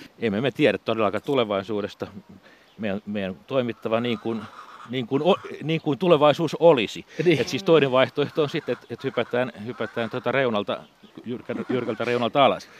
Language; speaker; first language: Finnish; native; Finnish